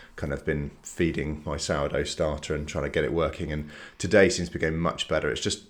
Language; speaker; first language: English; native; English